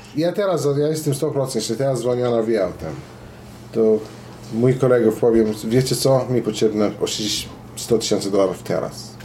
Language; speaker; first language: Polish; non-native, fluent; Arabic